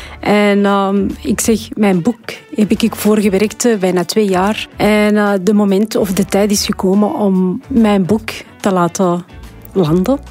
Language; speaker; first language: Dutch; non-native, fluent; Arabic